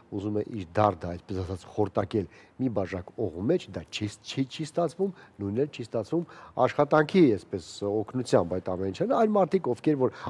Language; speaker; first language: Armenian; native; Armenian